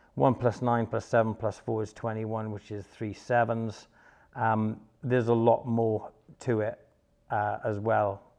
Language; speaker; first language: English; native; English